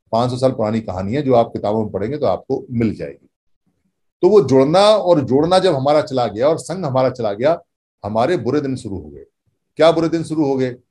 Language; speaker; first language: Hindi; native; Hindi